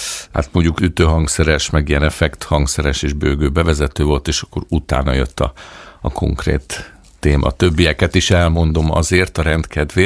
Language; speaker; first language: Hungarian; native; Hungarian